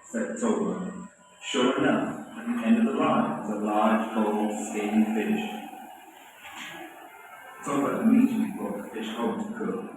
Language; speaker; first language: English; non-native, learner; Indonesian